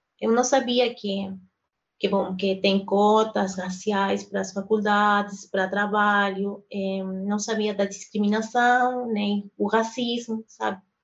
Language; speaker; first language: Portuguese; non-native, fluent; Spanish